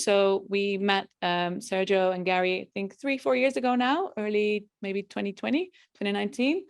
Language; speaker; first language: English; non-native, fluent; Dutch